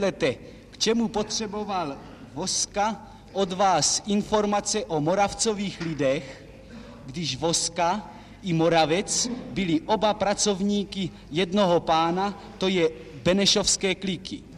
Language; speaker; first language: Czech; native; Czech